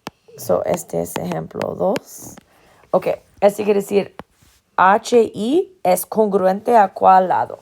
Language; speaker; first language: Spanish; non-native, fluent; English